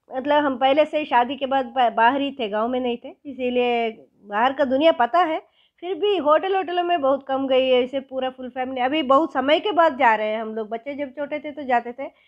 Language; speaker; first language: Hindi; non-native, local second language; Kannada